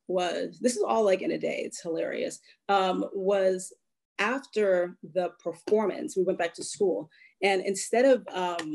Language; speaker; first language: English; native; English